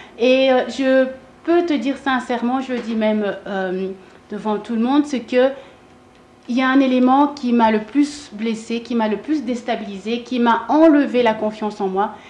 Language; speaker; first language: French; early bilingual, other home language; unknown